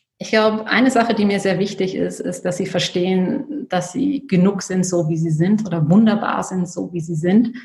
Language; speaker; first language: German; native; German